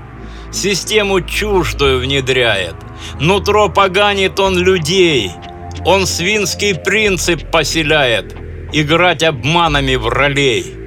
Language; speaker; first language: Russian; native; Russian